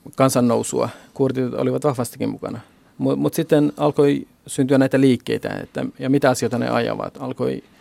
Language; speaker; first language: Finnish; non-native, fluent; Kurdish